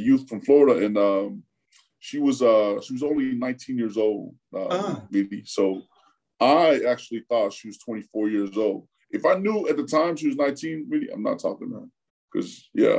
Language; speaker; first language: English; early bilingual, other home language; Tongan